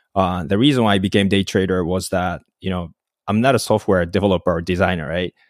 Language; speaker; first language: English; non-native, fluent; Japanese